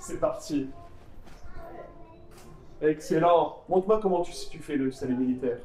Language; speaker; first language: French; native; French